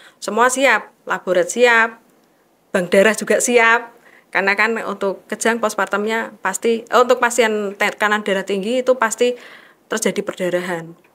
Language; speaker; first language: Indonesian; native; Indonesian